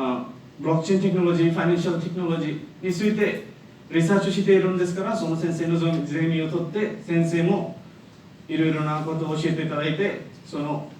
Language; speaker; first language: Japanese; non-native, learner; Bangla